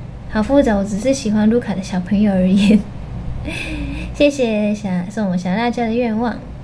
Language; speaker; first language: Chinese; non-native, fluent; Japanese